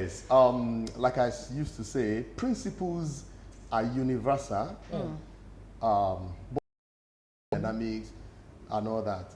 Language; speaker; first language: English; non-native, local second language; Yoruba